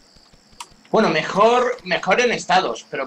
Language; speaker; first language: Spanish; native; Spanish